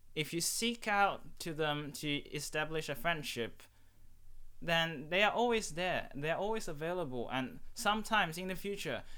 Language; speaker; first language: English; non-native, fluent; Chinese